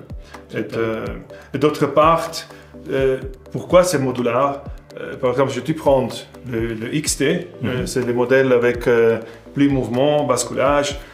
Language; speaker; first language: French; non-native, fluent; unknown